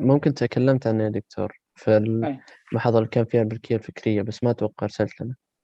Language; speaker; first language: Arabic; native; Arabic